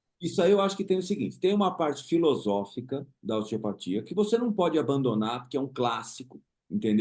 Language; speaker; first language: Portuguese; native; Portuguese